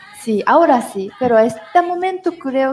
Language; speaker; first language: Spanish; non-native, learner; Japanese